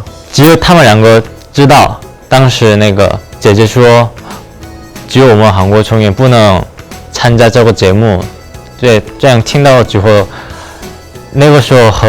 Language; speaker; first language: Chinese; non-native, learner; Korean